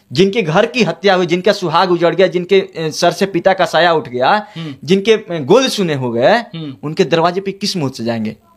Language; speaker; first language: Hindi; native; Hindi